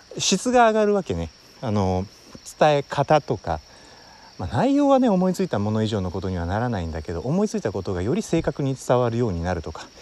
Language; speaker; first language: Japanese; native; Japanese